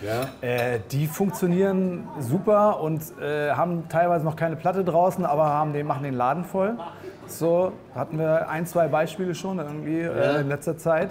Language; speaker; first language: German; native; German